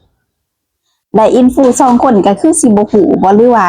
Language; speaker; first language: Thai; non-native, local second language; Northeastern Thai